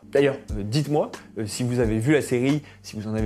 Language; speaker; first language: French; native; French